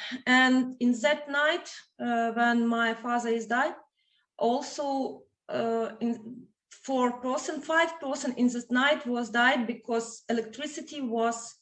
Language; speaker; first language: English; non-native, fluent; Ukrainian